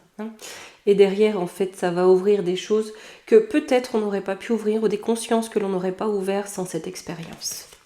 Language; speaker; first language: French; native; French